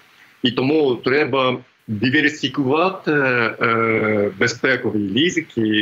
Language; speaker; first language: Ukrainian; non-native, fluent; Japanese